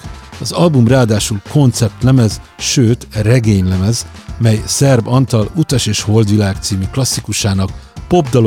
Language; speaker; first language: Hungarian; native; Hungarian